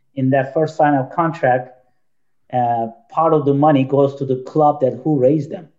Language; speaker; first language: English; non-native, fluent; Turkish